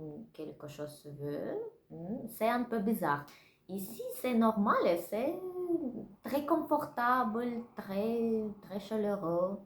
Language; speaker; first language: French; non-native, learner; Russian